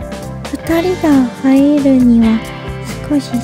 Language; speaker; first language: Japanese; non-native, learner; Korean